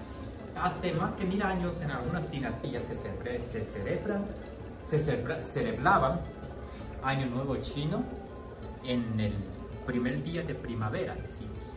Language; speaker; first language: Spanish; non-native, fluent; Chinese